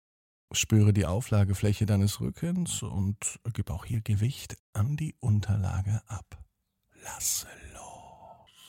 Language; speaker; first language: German; native; German